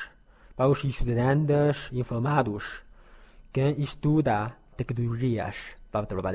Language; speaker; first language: Portuguese; non-native, learner; Chinese